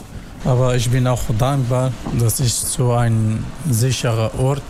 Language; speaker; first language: German; non-native, learner; Kurdish